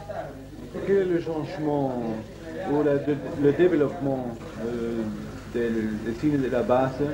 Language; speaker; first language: French; non-native, learner; German